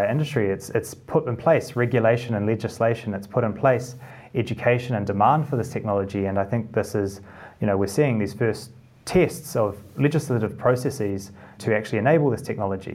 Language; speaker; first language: English; native; English